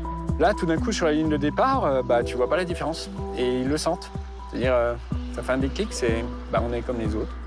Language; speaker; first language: French; native; French